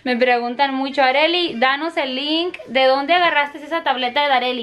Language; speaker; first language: Spanish; native; Spanish